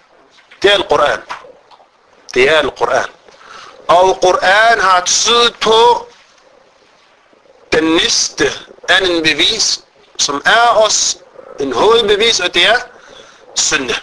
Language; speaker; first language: Danish; non-native, fluent; Arabic